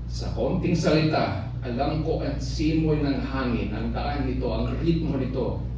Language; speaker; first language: Filipino; early bilingual, heritage; Filipino